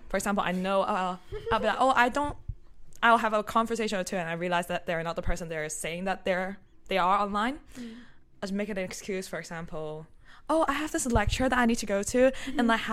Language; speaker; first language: English; non-native, local second language; Cantonese